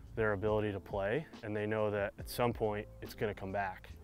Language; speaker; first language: English; native; English